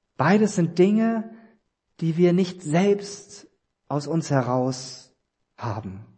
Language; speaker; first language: German; native; German